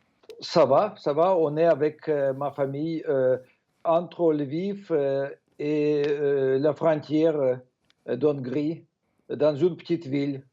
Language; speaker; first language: French; non-native, fluent; Ukrainian